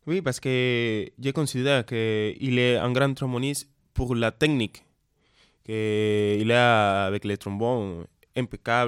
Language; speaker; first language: French; non-native, learner; Spanish